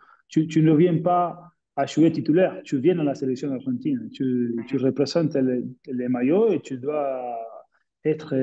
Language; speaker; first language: French; non-native, fluent; Spanish